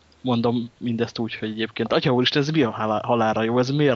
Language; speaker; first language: Hungarian; native; Hungarian